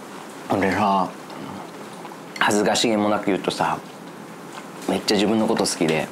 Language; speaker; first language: Japanese; native; Japanese